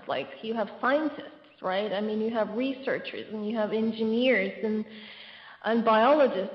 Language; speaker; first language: English; non-native, fluent; Turkish